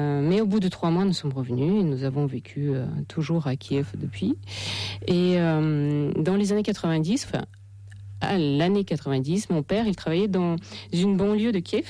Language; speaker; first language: French; non-native, fluent; Russian